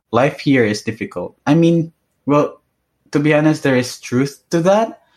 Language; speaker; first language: English; non-native, local second language; Hiligaynon